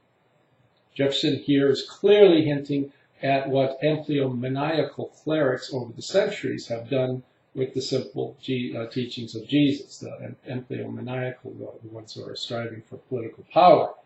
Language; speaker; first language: English; native; English